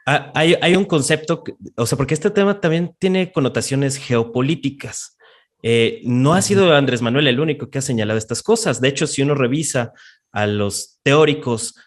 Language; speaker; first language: Spanish; native; Spanish